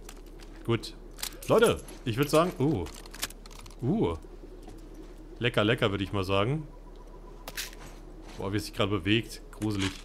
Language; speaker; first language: German; native; German